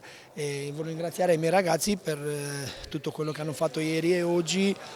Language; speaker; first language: Italian; non-native, local second language; Romanian